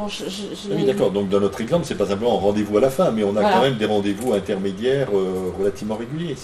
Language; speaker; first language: French; native; French